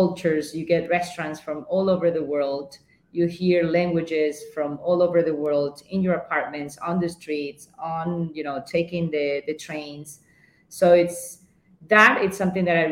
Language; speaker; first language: English; non-native, fluent; Spanish